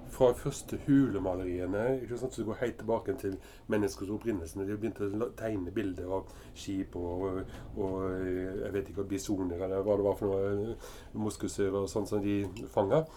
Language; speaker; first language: Norwegian; early bilingual, heritage; English